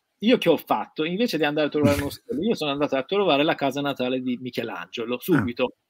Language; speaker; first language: Italian; non-native, fluent; Persian